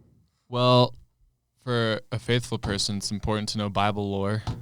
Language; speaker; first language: English; native; English